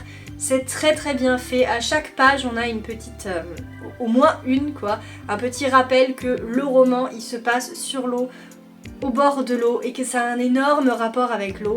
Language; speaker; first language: French; native; French